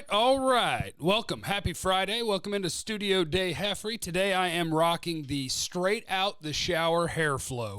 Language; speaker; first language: English; native; English